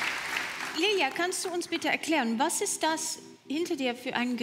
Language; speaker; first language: German; native; German